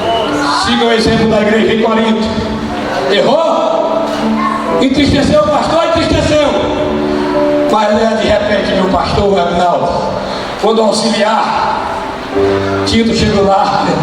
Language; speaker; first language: Portuguese; native; Portuguese